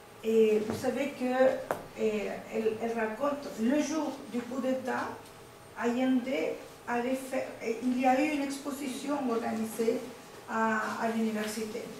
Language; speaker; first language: French; non-native, fluent; Spanish